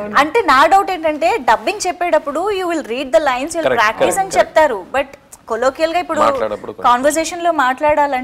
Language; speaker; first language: Telugu; native; Telugu